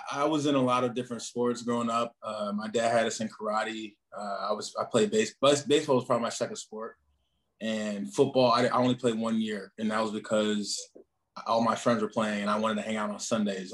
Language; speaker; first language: English; native; English